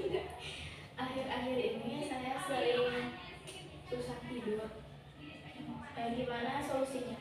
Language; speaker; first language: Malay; non-native, local second language; Sundanese